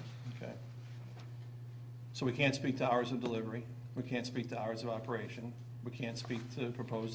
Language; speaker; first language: English; native; English